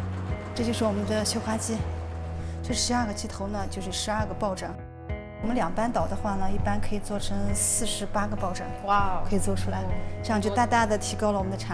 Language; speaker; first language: Chinese; native; Chinese